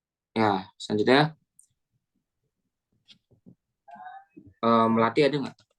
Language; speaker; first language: Indonesian; native; Indonesian